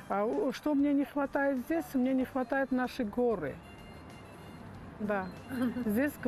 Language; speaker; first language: Russian; non-native, local second language; Armenian